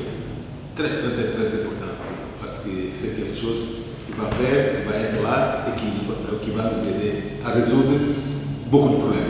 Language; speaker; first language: French; non-native, fluent; Portuguese